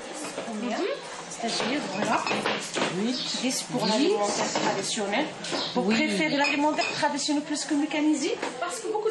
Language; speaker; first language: French; non-native, local second language; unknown